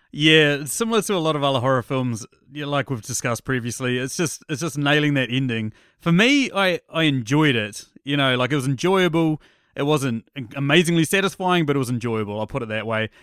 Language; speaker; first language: English; native; English